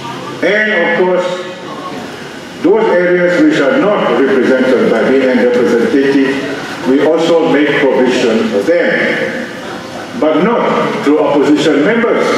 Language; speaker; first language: English; non-native, local second language; Malay